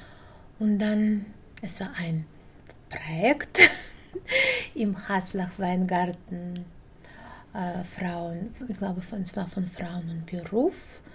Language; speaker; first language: German; non-native, learner; Russian